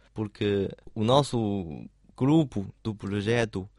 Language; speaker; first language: Portuguese; non-native, fluent; Chinese